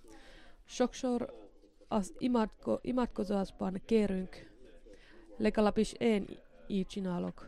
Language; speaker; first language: Hungarian; non-native, learner; Finnish